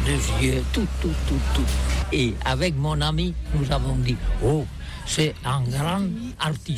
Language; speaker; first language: French; non-native, learner; Catalan